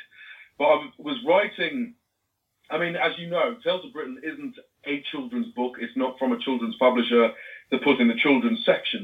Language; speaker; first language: English; native; English